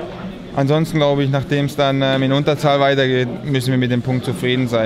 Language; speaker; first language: German; native; German